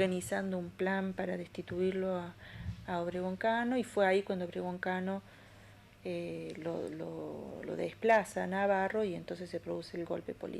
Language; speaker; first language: Spanish; native; Spanish